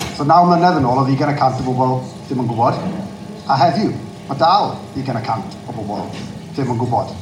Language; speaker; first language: Welsh; native; Welsh